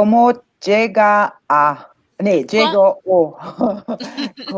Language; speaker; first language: Spanish; non-native, learner; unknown